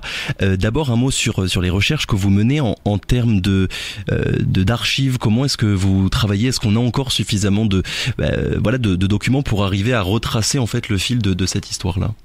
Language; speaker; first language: French; native; French